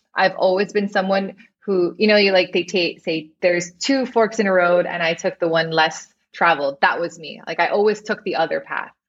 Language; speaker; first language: English; native; English